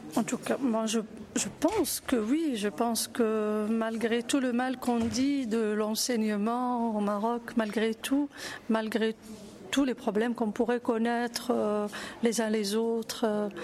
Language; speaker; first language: French; non-native, local second language; Arabic